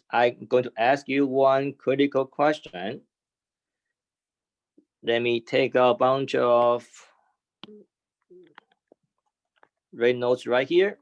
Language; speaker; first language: English; non-native, fluent; Chinese